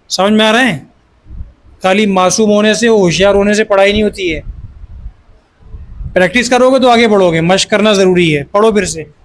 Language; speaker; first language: Hindi; native; Hindi